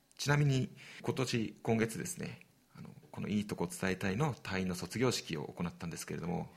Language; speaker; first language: Japanese; native; Japanese